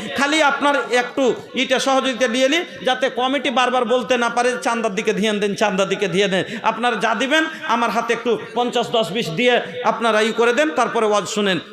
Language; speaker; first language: Bangla; non-native, local second language; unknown